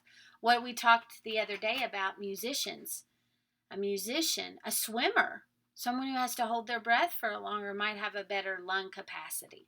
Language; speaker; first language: English; native; English